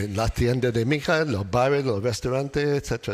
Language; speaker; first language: Spanish; non-native, learner; English